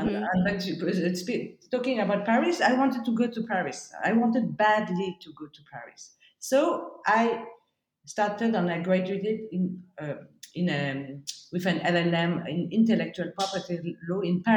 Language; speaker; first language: English; non-native, fluent; French